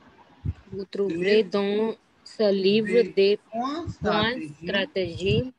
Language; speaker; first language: French; non-native, learner; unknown